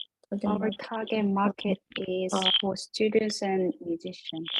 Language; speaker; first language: English; non-native, learner; Korean